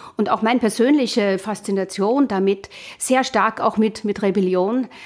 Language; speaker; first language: German; native; German